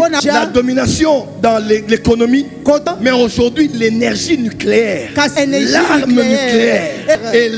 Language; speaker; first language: French; non-native, local second language; Lingala